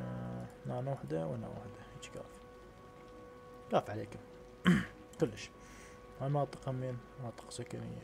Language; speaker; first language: Arabic; native; Arabic